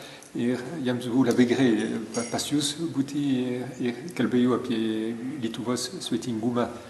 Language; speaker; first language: Lithuanian; non-native, learner; French